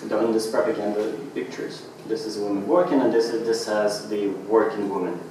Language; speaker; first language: English; non-native, fluent; Russian